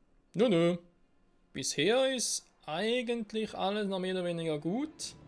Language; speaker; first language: German; native; German